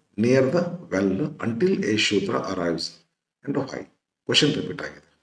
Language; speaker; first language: English; non-native, local second language; Kannada